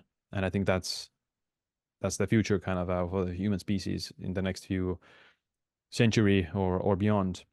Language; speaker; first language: English; non-native, fluent; Estonian